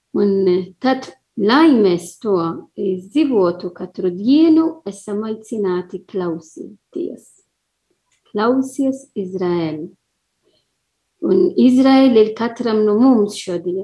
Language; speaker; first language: Latvian; non-native, learner; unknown